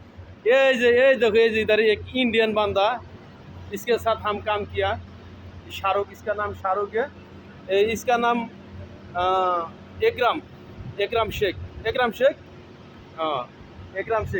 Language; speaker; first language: Hindi; non-native, learner; Bangla